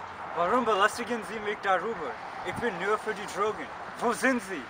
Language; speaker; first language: German; non-native, learner; English